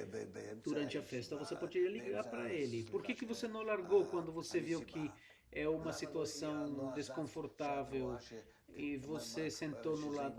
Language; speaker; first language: Portuguese; non-native, fluent; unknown